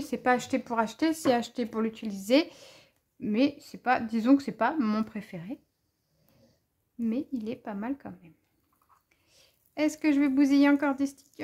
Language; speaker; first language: French; native; French